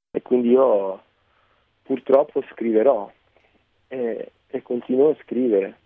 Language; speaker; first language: Italian; early bilingual, other home language; Serbian